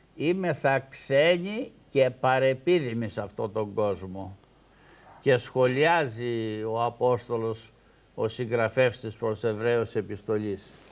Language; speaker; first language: Greek; native; Greek